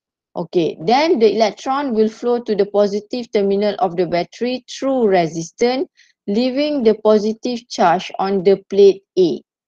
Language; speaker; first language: English; non-native, local second language; Malay